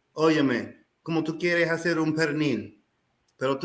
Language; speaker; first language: Spanish; early bilingual, other home language; English